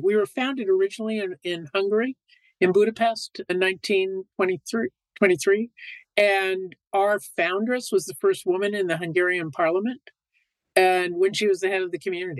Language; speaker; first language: English; native; English